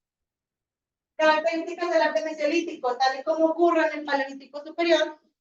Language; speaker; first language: Spanish; native; Spanish